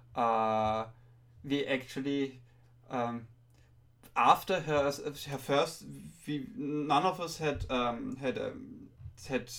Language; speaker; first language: English; non-native, fluent; German